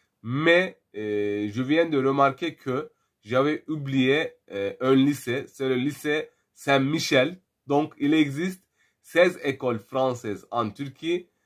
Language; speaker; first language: French; non-native, fluent; Turkish